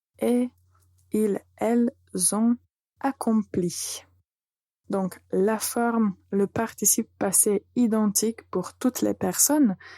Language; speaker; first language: French; native; French